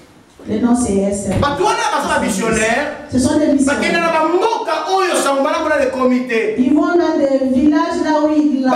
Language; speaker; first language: French; non-native, local second language; Lingala